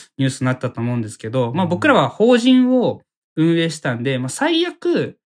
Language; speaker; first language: Japanese; native; Japanese